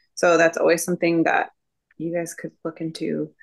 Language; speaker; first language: English; native; English